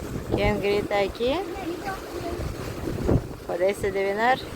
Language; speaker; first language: Spanish; non-native, fluent; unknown